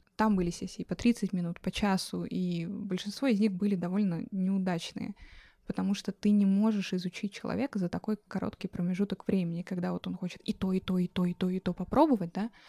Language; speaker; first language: Russian; native; Russian